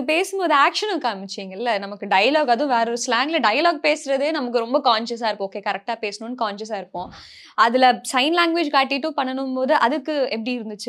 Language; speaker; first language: Tamil; native; Tamil